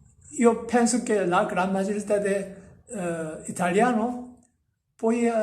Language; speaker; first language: Italian; non-native, learner; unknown